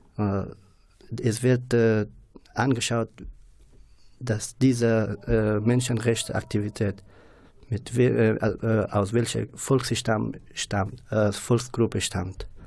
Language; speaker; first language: German; non-native, fluent; Persian